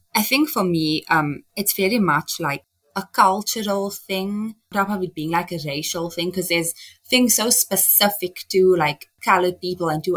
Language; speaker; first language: English; native; English